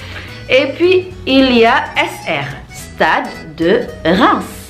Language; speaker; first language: French; non-native, learner; Indonesian